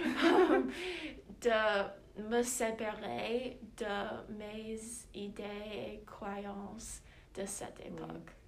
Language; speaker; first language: French; non-native, learner; English